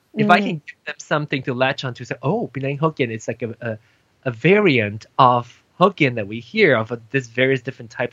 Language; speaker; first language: English; non-native, local second language; Min Nan Chinese